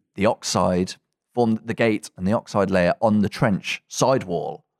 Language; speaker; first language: English; native; English